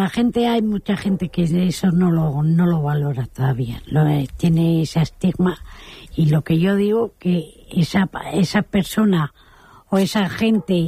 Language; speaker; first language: Spanish; native; Spanish